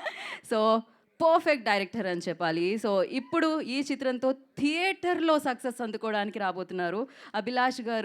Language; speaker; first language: Telugu; native; Telugu